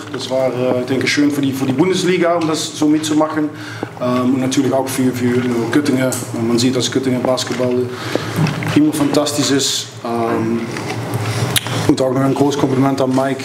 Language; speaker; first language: German; non-native, fluent; Dutch